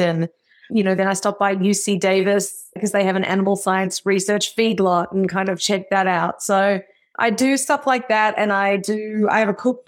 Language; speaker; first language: English; native; English